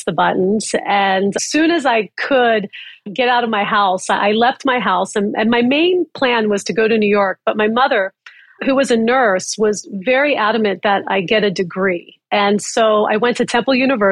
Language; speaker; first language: English; native; English